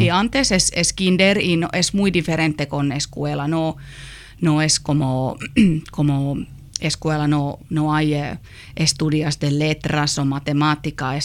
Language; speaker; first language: Spanish; non-native, learner; Finnish